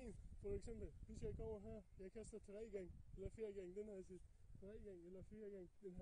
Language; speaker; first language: Danish; non-native, learner; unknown